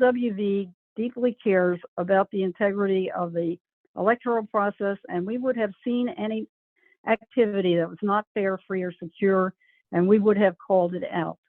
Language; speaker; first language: English; native; English